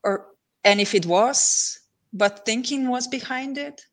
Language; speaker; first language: English; non-native, fluent; Slovenian